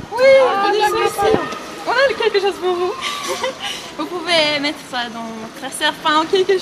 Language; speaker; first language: French; non-native, learner; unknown